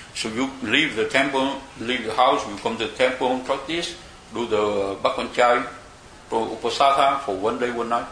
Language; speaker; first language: English; non-native, fluent; Vietnamese